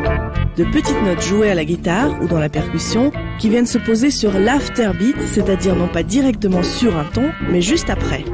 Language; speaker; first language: French; native; French